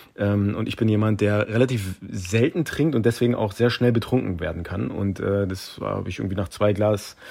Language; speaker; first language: German; native; German